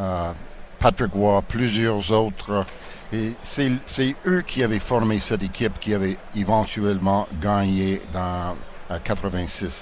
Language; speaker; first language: French; non-native, local second language; English